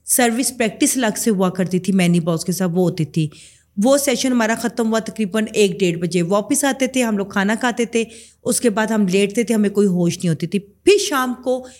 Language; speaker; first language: Urdu; native; Urdu